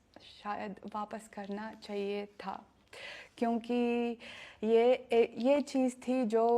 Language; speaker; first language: Hindi; non-native, fluent; Russian